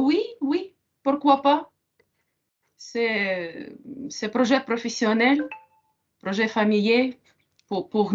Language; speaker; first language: French; non-native, learner; Ukrainian